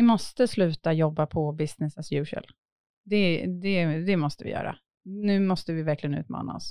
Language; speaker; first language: Swedish; native; Swedish